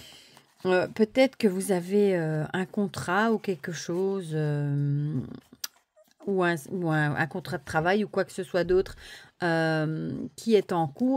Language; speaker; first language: French; native; French